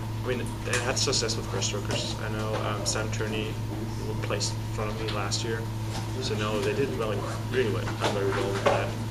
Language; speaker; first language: English; non-native, fluent; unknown